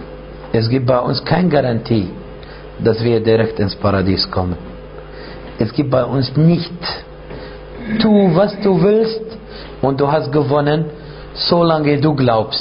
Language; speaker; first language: German; non-native, fluent; Arabic